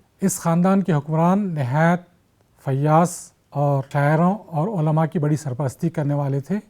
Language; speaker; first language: Urdu; native; Urdu